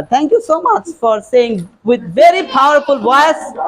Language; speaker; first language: English; non-native, local second language; Bangla